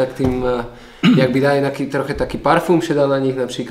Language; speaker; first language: Polish; non-native, learner; Slovak